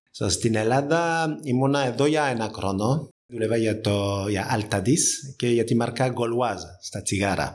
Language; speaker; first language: Greek; non-native, fluent; French